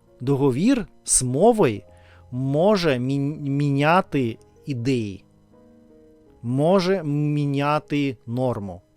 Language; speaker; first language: Ukrainian; non-native, learner; Russian